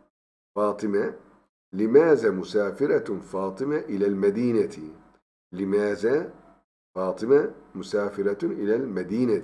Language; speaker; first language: Arabic; non-native, fluent; Turkish